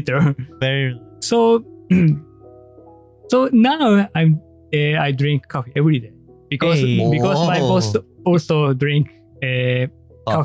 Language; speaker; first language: English; non-native, learner; Japanese